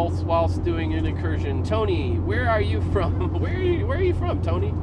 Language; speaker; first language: English; native; English